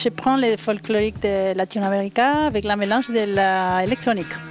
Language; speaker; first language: French; non-native, learner; Spanish